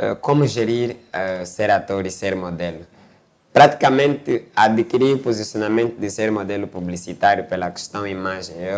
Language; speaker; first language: Portuguese; native; Portuguese